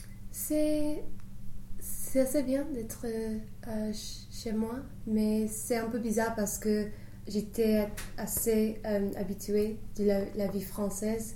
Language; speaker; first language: French; non-native, fluent; English